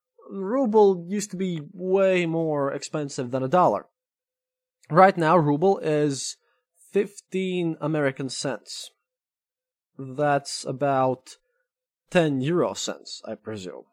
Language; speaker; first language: English; non-native, fluent; Russian